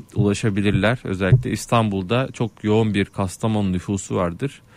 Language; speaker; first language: Turkish; native; Turkish